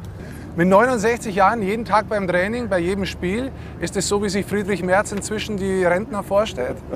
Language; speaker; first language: German; native; German